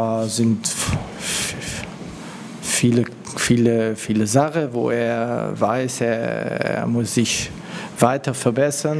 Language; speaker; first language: German; non-native, learner; French